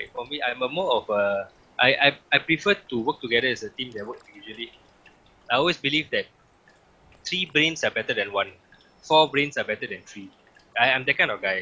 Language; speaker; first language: English; native; English